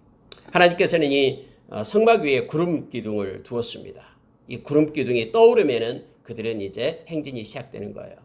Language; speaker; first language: Korean; native; Korean